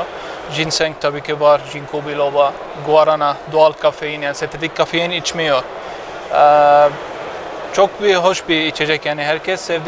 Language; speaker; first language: Turkish; non-native, fluent; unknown